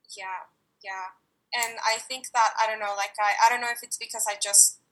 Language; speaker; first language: English; non-native, fluent; Spanish